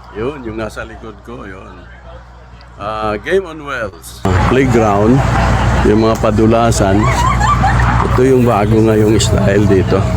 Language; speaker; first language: Filipino; non-native, local second language; Cebuano